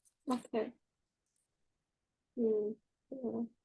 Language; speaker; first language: Chinese; early bilingual, heritage; Chinese